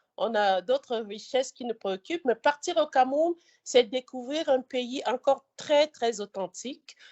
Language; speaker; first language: French; native; French